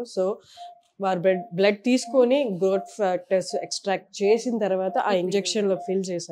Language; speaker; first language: Telugu; native; Telugu